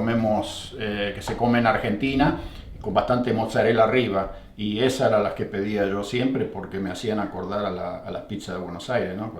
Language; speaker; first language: Spanish; native; Spanish